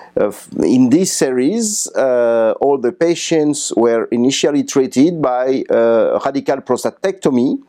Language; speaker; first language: English; non-native, fluent; French